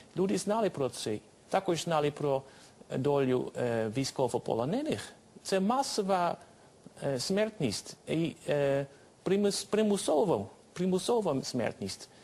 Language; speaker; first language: Ukrainian; non-native, fluent; Dutch